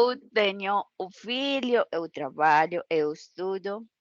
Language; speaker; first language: Portuguese; non-native, learner; Spanish